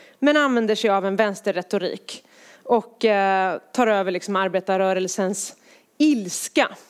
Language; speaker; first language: Swedish; native; Swedish